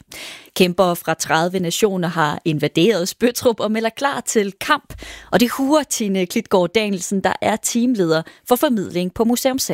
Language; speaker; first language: Danish; native; Danish